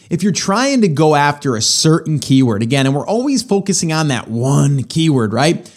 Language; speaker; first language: English; native; English